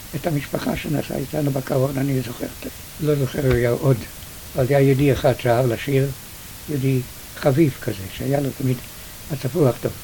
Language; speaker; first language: Hebrew; early bilingual, other home language; Yiddish